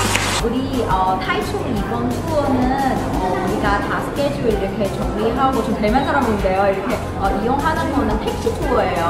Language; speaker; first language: Korean; non-native, fluent; Chinese